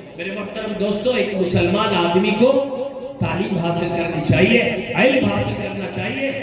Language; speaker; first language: Urdu; non-native, local second language; Pashto